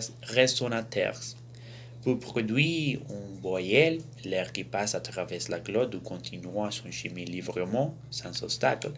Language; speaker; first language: French; non-native, learner; Spanish